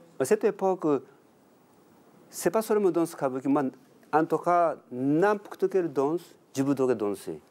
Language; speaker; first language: French; non-native, learner; Japanese